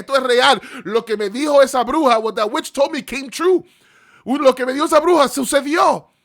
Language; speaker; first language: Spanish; early bilingual, heritage; Spanish